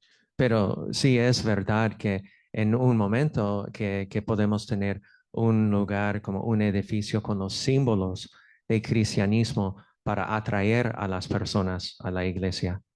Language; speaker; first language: Spanish; non-native, fluent; English